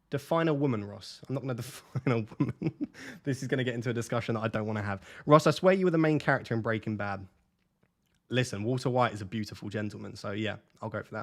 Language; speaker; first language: English; native; English